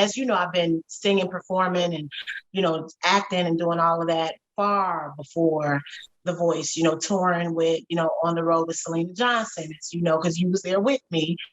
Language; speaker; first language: English; native; English